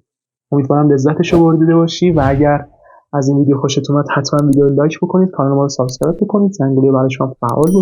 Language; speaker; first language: Persian; native; Persian